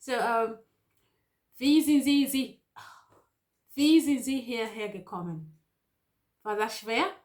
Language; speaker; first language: German; non-native, learner; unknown